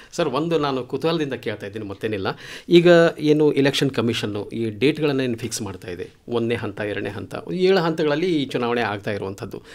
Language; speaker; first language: Kannada; native; Kannada